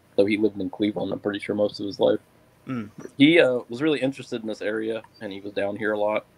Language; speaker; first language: English; native; English